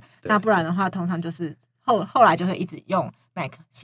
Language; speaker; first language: Chinese; native; Chinese